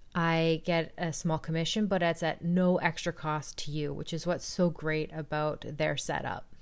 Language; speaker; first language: English; native; English